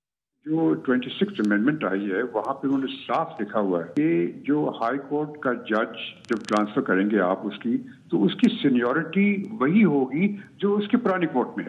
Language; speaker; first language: Urdu; native; Urdu